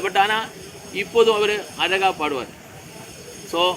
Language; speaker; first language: Tamil; non-native, learner; Malayalam